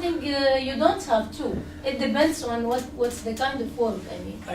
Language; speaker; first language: English; non-native, learner; Arabic